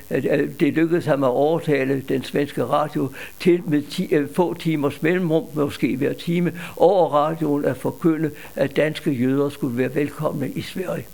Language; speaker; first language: Danish; native; Danish